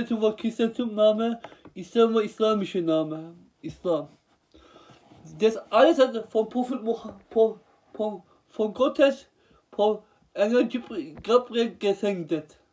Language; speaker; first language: German; non-native, learner; Turkish